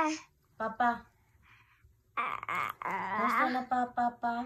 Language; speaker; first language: Filipino; native; Filipino